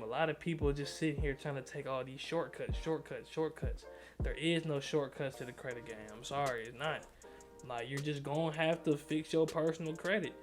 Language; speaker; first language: English; native; English